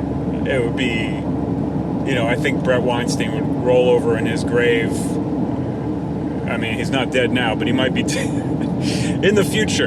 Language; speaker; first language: English; native; English